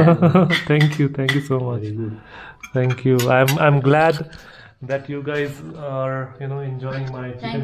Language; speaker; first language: English; non-native, local second language; Hindi